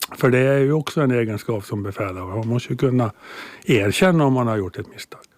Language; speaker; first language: Swedish; native; Swedish